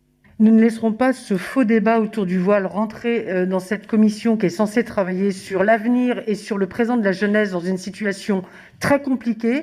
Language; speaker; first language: French; native; French